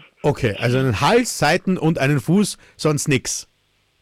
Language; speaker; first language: German; native; German